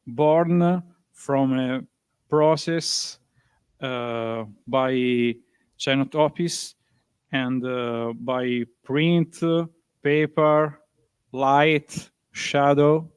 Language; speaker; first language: English; non-native, learner; Italian